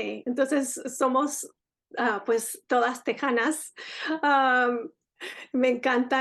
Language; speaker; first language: Spanish; early bilingual, heritage; Spanish